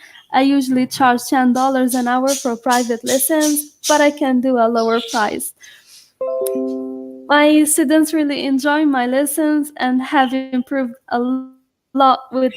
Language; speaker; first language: English; non-native, fluent; Arabic